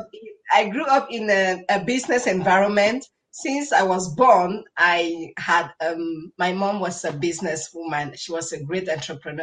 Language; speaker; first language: English; non-native, local second language; French